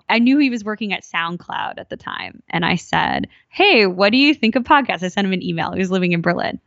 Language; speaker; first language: English; native; English